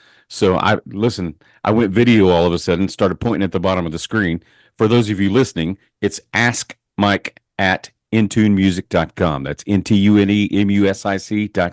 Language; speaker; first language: English; native; English